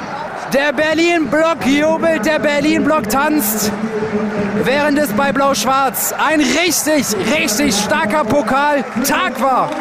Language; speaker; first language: German; native; German